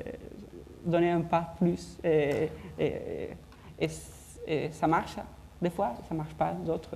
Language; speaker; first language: French; non-native, fluent; Spanish